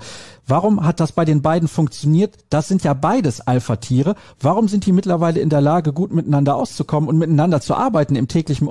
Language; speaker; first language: German; native; German